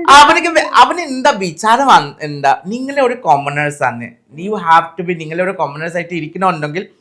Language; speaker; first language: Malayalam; non-native, fluent; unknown